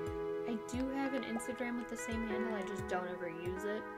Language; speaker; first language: English; native; English